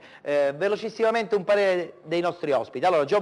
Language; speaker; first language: Italian; native; Italian